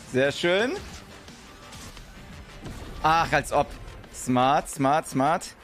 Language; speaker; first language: German; native; German